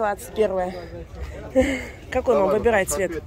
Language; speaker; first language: Russian; native; Russian